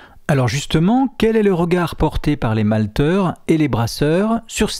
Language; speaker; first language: French; native; French